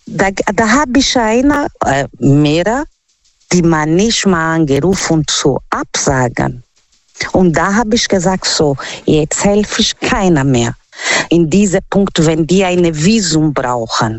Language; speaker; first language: German; non-native, fluent; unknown